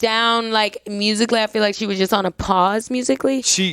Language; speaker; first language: English; native; English